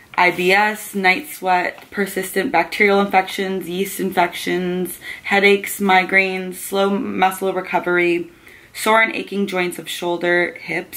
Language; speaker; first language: English; native; English